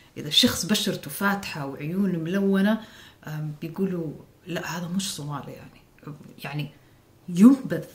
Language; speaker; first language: Arabic; non-native, local second language; Somali